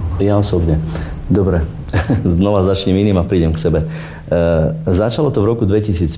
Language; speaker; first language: Slovak; non-native, local second language; Romany